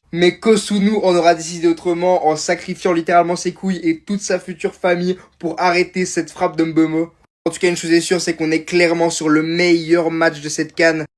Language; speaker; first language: French; native; French